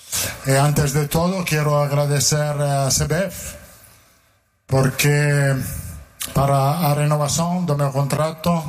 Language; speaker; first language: Portuguese; non-native, fluent; Italian